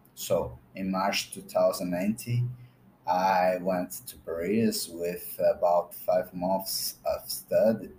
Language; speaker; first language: English; non-native, fluent; Portuguese